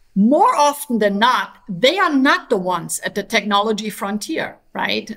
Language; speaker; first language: English; non-native, fluent; German